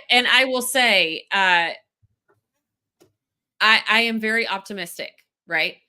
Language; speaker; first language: English; native; English